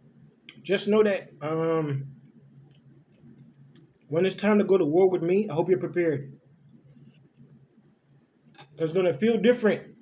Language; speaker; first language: English; native; English